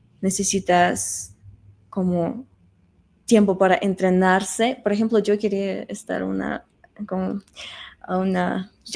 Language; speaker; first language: Spanish; non-native, fluent; Russian